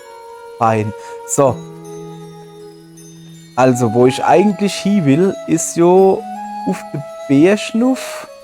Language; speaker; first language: German; native; German